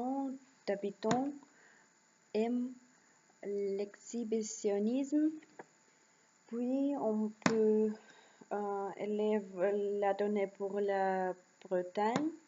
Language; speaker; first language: French; non-native, learner; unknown